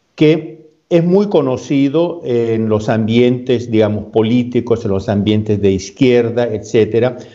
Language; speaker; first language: Spanish; native; Spanish